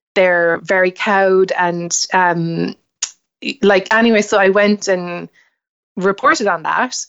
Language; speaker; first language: English; native; English